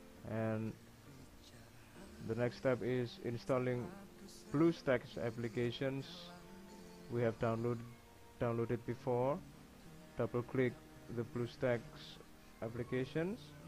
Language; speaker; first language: English; non-native, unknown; Indonesian